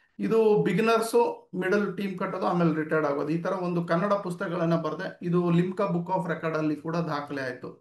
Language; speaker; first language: Kannada; native; Kannada